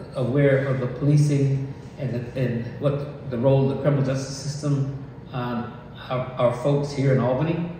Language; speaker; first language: English; native; English